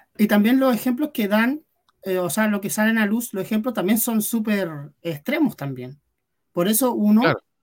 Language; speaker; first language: Spanish; native; Spanish